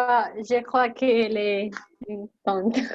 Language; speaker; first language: French; non-native, learner; Spanish